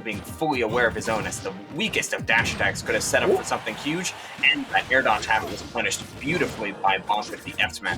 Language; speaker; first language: English; native; English